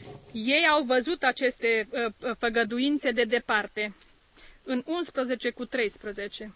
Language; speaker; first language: Romanian; native; Romanian